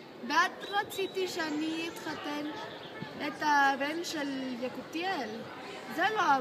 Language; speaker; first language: Hebrew; non-native, learner; Spanish